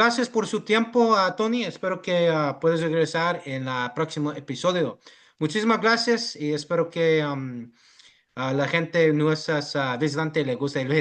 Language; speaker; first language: Spanish; early bilingual, heritage; English